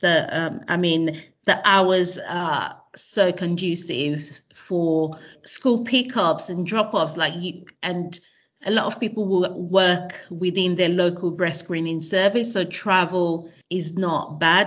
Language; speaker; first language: English; non-native, local second language; Yoruba